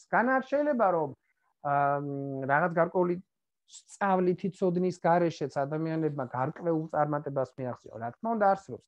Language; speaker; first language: Georgian; native; Georgian